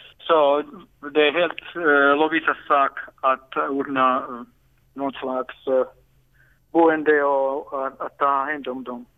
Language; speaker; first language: Swedish; non-native, local second language; Finnish